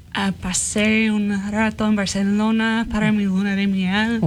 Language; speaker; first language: Spanish; non-native, fluent; English